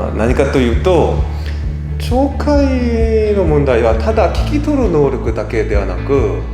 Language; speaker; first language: Japanese; non-native, fluent; Korean